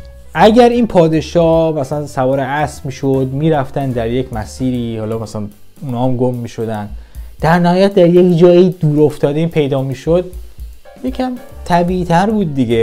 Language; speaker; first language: Persian; native; Persian